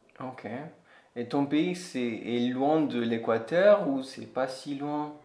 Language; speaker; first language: French; non-native, fluent; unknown